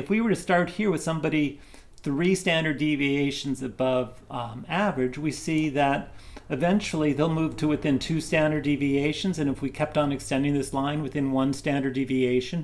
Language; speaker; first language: English; native; English